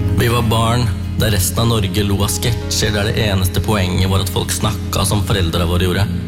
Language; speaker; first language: Norwegian; early bilingual, other home language; Tamil